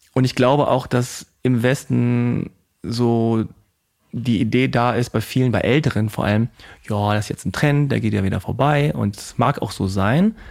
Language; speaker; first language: German; native; German